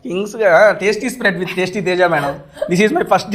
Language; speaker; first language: Telugu; native; Telugu